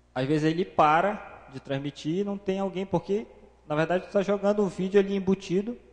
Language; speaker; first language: Portuguese; native; Portuguese